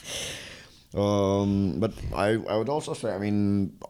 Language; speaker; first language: English; non-native, fluent; Romanian